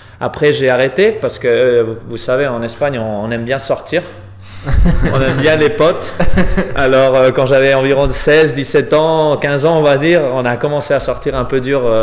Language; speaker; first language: French; non-native, fluent; Spanish